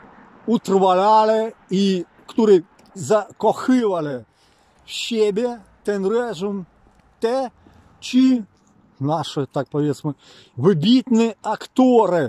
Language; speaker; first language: Polish; non-native, fluent; Ukrainian